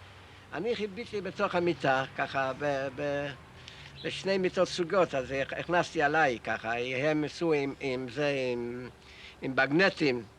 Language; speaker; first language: Hebrew; non-native, fluent; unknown